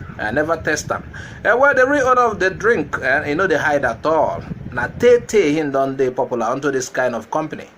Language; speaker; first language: Nigerian Pidgin; non-native, local second language; Igbo